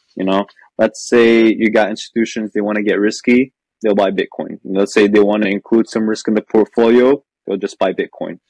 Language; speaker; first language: English; non-native, fluent; Arabic